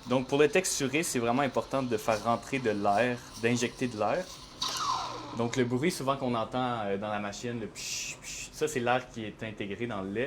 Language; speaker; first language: French; native; French